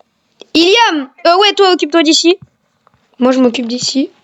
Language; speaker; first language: French; native; French